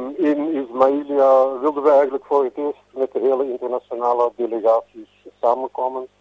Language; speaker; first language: Dutch; native; Dutch